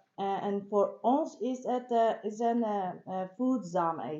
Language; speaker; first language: Dutch; non-native, learner; Persian